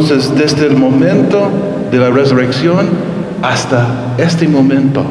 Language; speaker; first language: Spanish; non-native, fluent; English